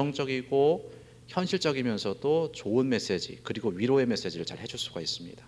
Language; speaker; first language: Korean; native; Korean